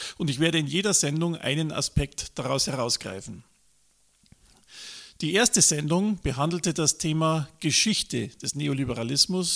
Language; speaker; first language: German; native; German